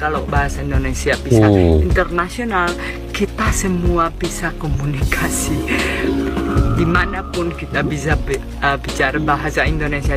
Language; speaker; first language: Indonesian; non-native, fluent; Spanish